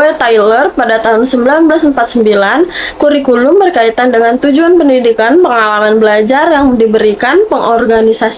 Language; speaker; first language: Indonesian; native; Indonesian